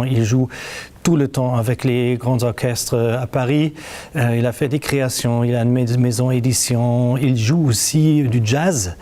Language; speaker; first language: French; non-native, fluent; German